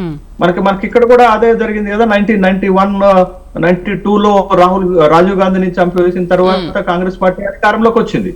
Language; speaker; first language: Telugu; native; Telugu